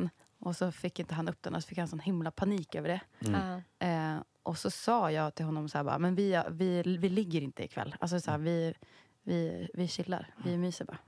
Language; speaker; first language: Swedish; native; Swedish